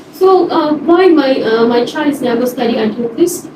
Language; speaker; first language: English; non-native, local second language; Malay